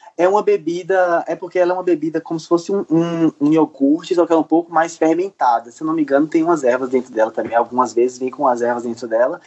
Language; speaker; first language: Portuguese; native; Portuguese